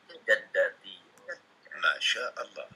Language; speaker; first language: Arabic; non-native, learner; Indonesian